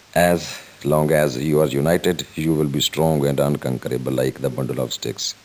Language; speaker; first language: English; non-native, local second language; Urdu